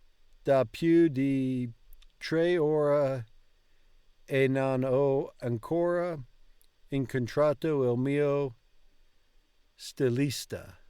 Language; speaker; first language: Italian; non-native, learner; English